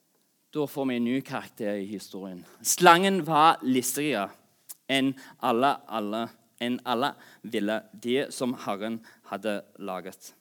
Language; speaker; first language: Norwegian; non-native, fluent; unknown